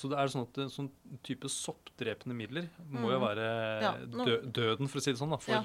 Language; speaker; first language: Norwegian; native; Norwegian